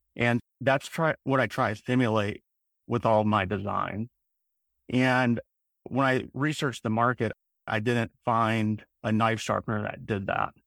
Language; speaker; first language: English; native; English